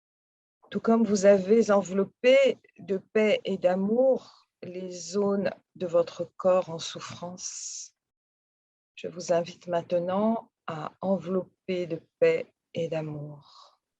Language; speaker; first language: French; native; French